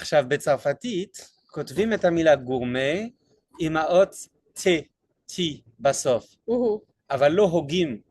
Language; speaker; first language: Hebrew; non-native, fluent; French